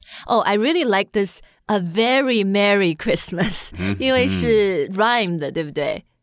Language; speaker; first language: English; non-native, fluent; Chinese